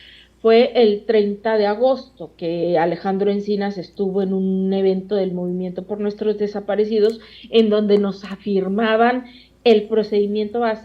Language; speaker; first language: Spanish; native; Spanish